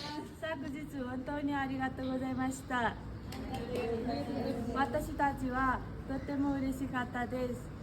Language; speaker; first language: Japanese; non-native, learner; Nepali